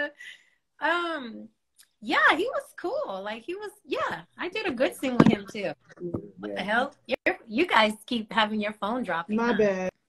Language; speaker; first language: English; early bilingual, other home language; Spanish